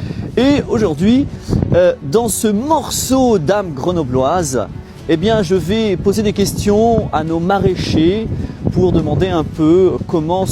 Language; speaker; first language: French; native; French